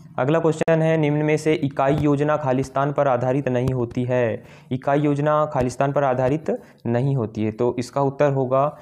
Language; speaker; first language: Hindi; native; Hindi